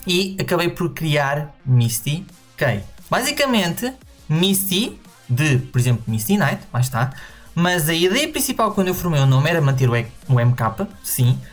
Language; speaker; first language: Portuguese; native; Portuguese